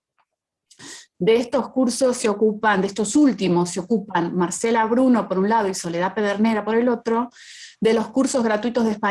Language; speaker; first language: Spanish; native; Spanish